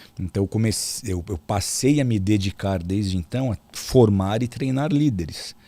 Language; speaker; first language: Portuguese; native; Portuguese